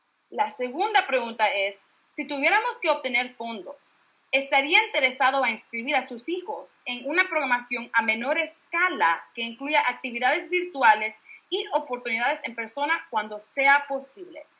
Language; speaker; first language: Spanish; early bilingual, heritage; Spanish